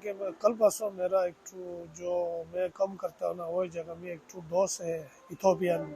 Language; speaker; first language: Hindi; non-native, local second language; Tibetan